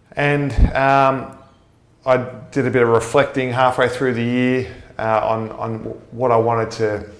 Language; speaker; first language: English; native; English